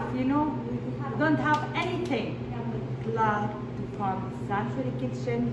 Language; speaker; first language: English; non-native, learner; Arabic